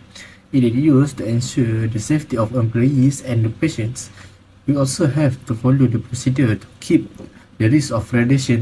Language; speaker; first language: English; non-native, learner; Malay